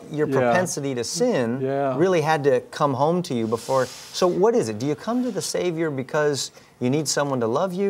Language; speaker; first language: English; native; English